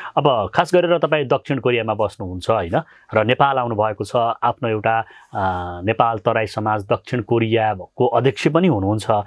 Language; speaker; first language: Nepali; native; Nepali